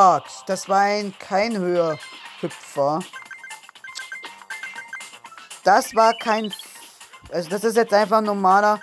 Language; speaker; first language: German; native; German